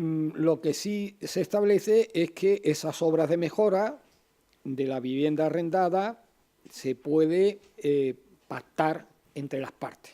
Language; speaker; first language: Spanish; native; Spanish